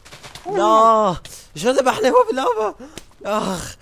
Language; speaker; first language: Arabic; native; Arabic